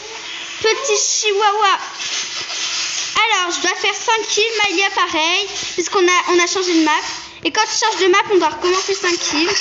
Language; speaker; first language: French; native; French